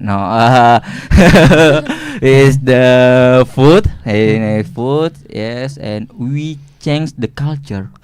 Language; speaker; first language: English; non-native, learner; Indonesian